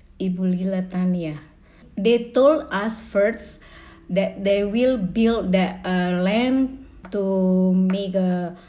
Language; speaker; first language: English; non-native, learner; Indonesian